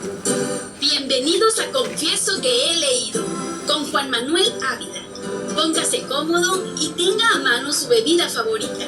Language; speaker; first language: Spanish; native; Spanish